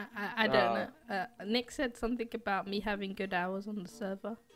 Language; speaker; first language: English; native; English